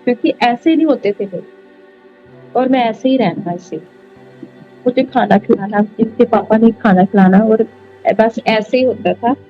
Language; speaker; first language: Hindi; non-native, local second language; Punjabi